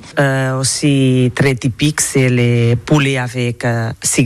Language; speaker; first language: French; non-native, learner; Catalan